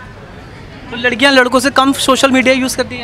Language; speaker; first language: Hindi; native; Hindi